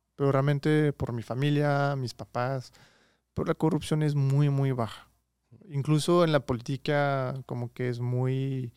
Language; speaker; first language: Spanish; non-native, fluent; French